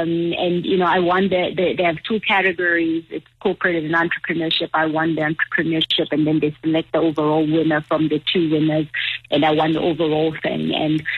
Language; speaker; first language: English; non-native, local second language; Xhosa